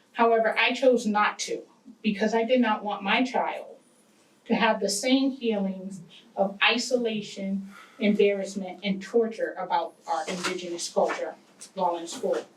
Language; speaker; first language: English; native; English